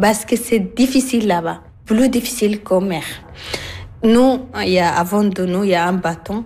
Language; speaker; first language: French; non-native, learner; Arabic